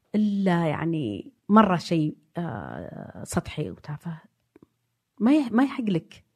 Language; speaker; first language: Arabic; native; Arabic